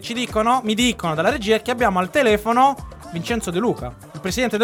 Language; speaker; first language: Italian; native; Italian